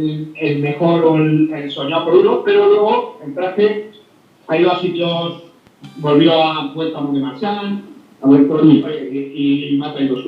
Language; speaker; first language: Spanish; native; Spanish